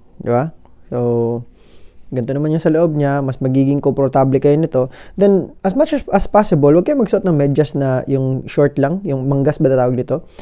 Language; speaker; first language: Filipino; native; Filipino